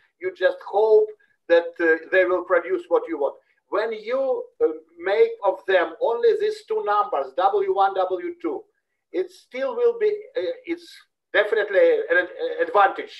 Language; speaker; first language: English; non-native, fluent; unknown